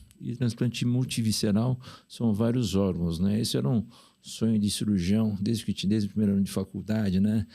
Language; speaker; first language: Portuguese; early bilingual, other home language; Korean